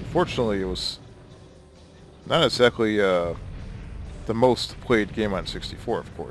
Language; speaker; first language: English; native; English